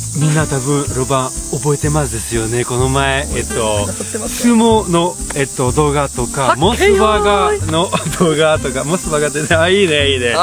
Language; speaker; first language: Japanese; non-native, learner; French